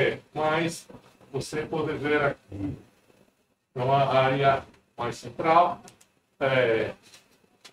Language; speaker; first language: Portuguese; non-native, fluent; Spanish